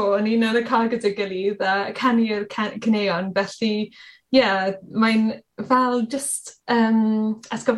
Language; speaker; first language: Welsh; non-native, learner; English